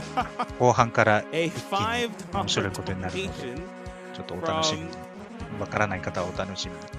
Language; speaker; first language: Japanese; native; Japanese